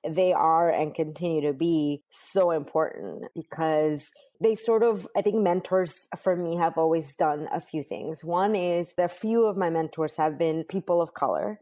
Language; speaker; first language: English; early bilingual, other home language; Spanish